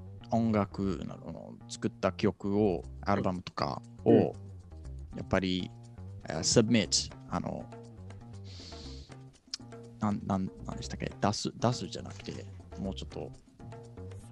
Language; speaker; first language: Japanese; non-native, fluent; English